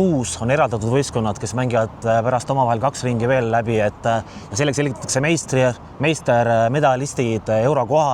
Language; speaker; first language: Estonian; native; Estonian